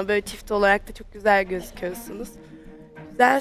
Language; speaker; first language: Turkish; native; Turkish